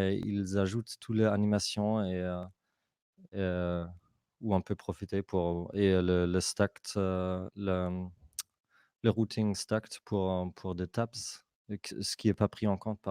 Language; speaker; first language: French; non-native, fluent; German